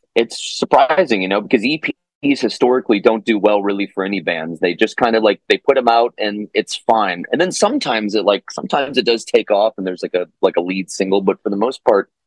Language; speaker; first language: English; native; English